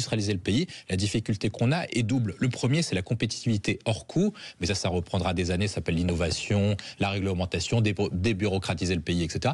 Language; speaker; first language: French; native; French